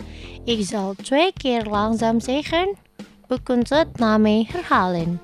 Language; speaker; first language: Dutch; non-native, learner; Indonesian